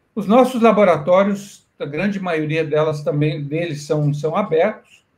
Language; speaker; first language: Portuguese; native; Portuguese